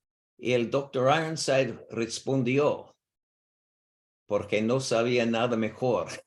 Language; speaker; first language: Spanish; non-native, learner; English